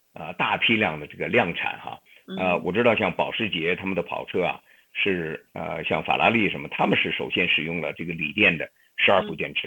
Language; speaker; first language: Chinese; native; Chinese